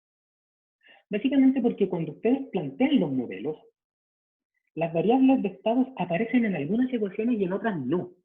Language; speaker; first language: Spanish; native; Spanish